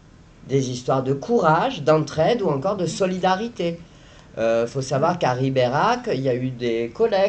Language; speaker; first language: French; native; French